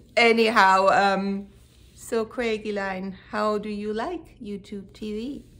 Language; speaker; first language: English; non-native, fluent; German